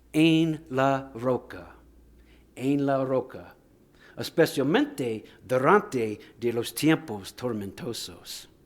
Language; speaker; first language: Spanish; non-native, fluent; English